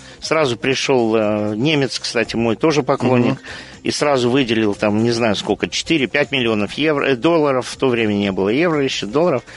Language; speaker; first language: Russian; early bilingual, heritage; Russian